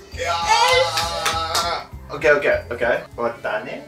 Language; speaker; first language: Japanese; non-native, learner; English